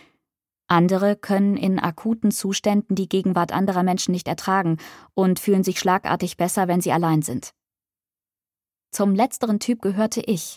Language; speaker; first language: German; native; German